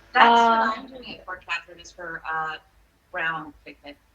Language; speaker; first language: English; native; English